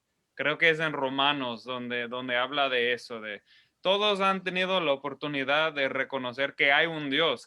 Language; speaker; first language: Spanish; non-native, fluent; English